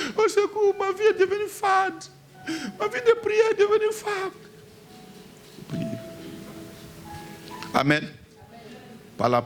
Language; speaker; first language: French; native; French